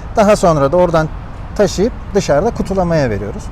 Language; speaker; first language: Turkish; native; Turkish